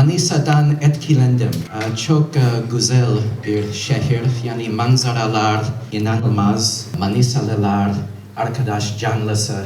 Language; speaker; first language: Turkish; non-native, learner; English